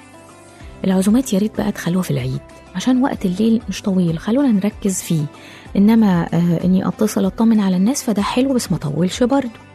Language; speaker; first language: Arabic; native; Arabic